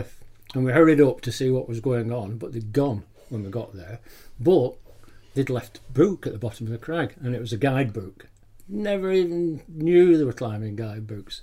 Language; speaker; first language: English; native; English